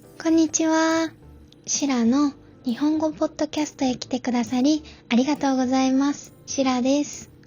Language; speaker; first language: Japanese; native; Japanese